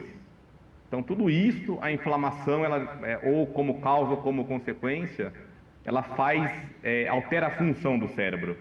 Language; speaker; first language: Portuguese; native; Portuguese